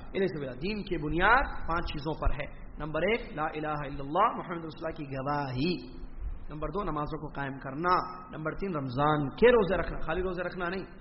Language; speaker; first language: Urdu; native; Urdu